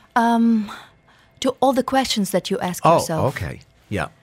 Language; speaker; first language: English; non-native, fluent; Ukrainian